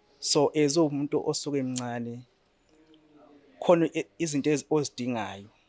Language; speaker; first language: Zulu; native; Zulu